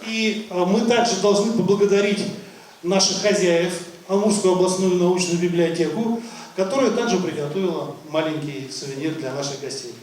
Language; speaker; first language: Russian; native; Russian